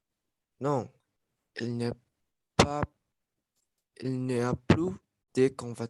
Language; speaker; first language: French; non-native, learner; Indonesian